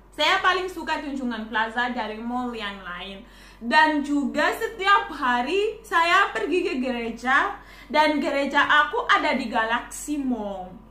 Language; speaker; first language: Indonesian; non-native, fluent; Shona